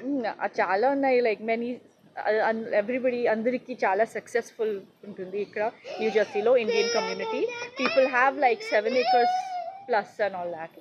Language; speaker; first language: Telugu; non-native, learner; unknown